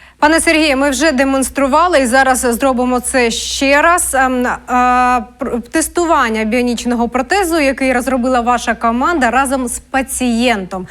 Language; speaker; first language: Ukrainian; native; Ukrainian